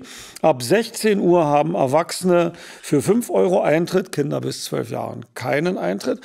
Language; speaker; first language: German; native; German